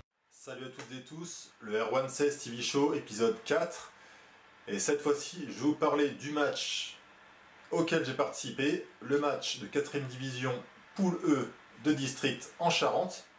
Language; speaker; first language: French; native; French